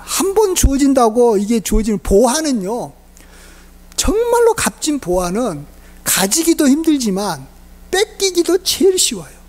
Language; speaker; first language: Korean; native; Korean